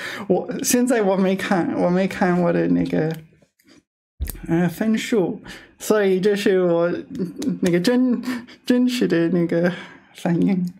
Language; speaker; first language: Chinese; non-native, fluent; English